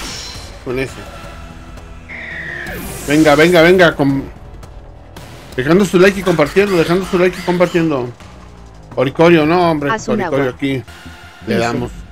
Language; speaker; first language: Spanish; native; Spanish